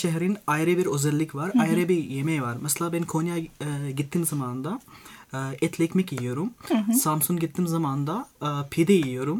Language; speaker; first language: Turkish; non-native, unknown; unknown